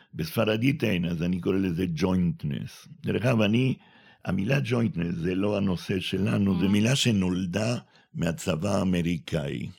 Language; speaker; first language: Hebrew; non-native, fluent; Spanish